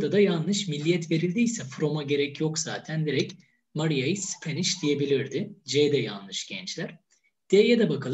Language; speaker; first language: Turkish; native; Turkish